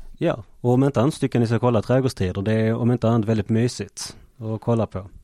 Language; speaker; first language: Swedish; native; Swedish